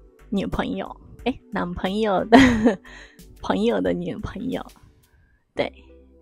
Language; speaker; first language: Chinese; non-native, fluent; Japanese